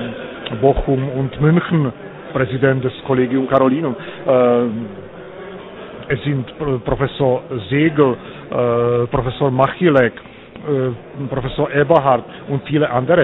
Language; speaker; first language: German; non-native, fluent; Czech